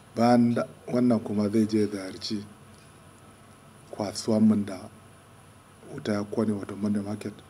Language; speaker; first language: Hausa; non-native, local second language; Kanuri